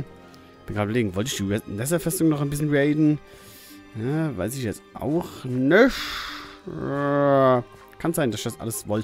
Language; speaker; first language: German; native; German